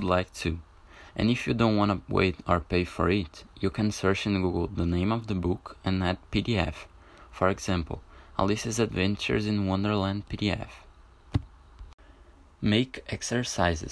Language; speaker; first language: English; non-native, learner; Portuguese